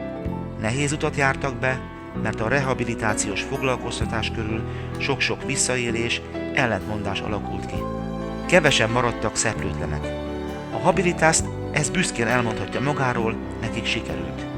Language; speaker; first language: Hungarian; native; Hungarian